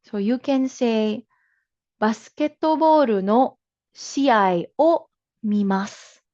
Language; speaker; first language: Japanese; non-native, fluent; Filipino